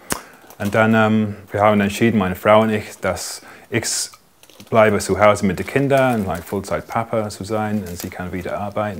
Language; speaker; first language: German; non-native, fluent; English